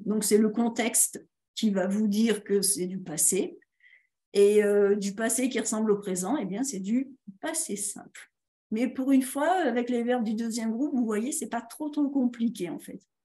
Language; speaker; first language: French; native; French